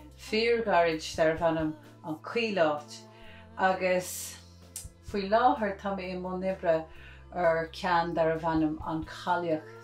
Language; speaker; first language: Irish; non-native, local second language; English